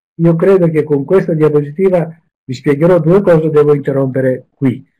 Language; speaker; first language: Italian; non-native, fluent; Greek